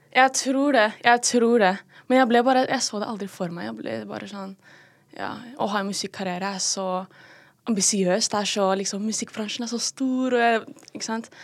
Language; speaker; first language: Norwegian; early bilingual, other home language; Filipino